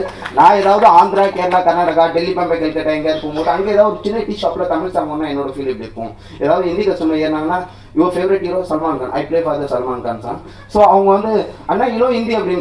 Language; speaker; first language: Tamil; native; Tamil